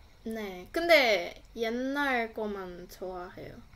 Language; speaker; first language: Korean; non-native, fluent; Indonesian